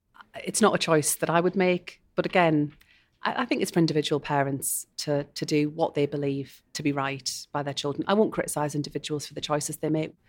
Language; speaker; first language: English; native; English